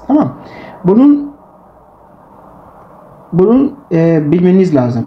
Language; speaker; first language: Turkish; non-native, learner; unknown